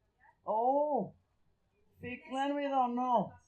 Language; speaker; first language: Welsh; native; Welsh